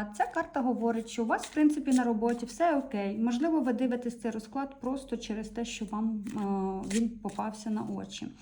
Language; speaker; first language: Ukrainian; non-native, local second language; Russian